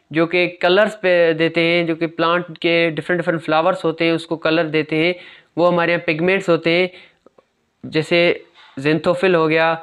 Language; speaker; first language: Urdu; native; Urdu